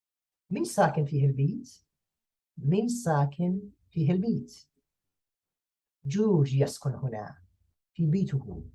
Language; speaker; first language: Arabic; non-native, fluent; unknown